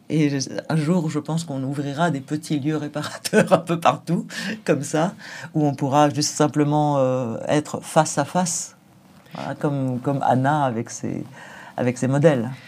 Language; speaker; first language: French; native; French